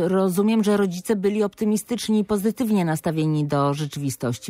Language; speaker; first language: Polish; native; Polish